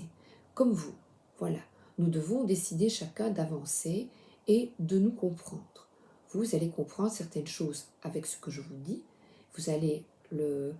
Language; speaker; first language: French; native; French